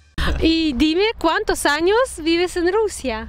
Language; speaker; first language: Spanish; non-native, fluent; Russian